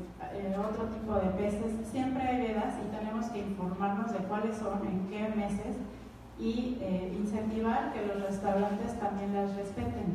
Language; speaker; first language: Spanish; native; Spanish